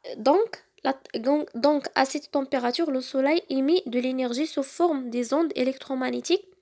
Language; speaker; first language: French; non-native, local second language; Arabic